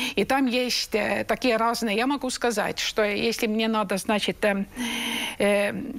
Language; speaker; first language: Russian; non-native, learner; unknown